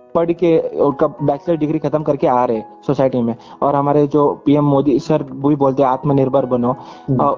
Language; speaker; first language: Hindi; non-native, local second language; Kannada